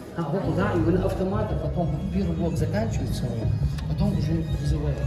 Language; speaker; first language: Russian; non-native, local second language; Chechen